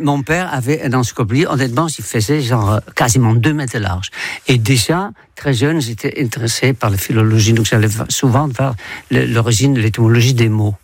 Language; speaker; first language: French; non-native, fluent; Dutch